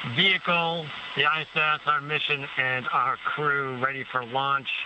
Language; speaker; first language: English; non-native, fluent; Arabic